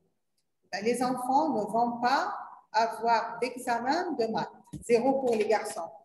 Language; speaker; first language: French; non-native, learner; Arabic